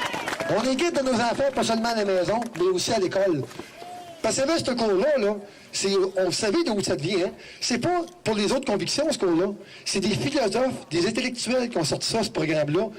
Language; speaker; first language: French; native; French